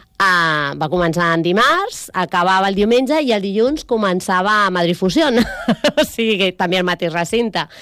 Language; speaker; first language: Catalan; native; Catalan